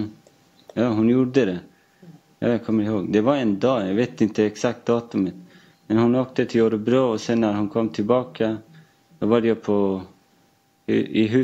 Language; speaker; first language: Swedish; non-native, fluent; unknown